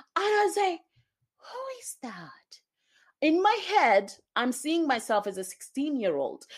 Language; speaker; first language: English; non-native, local second language; Swahili